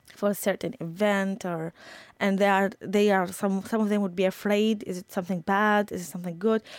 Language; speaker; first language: English; non-native, fluent; Arabic